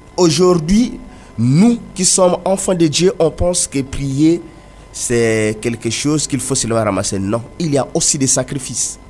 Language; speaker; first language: French; non-native, local second language; Kongo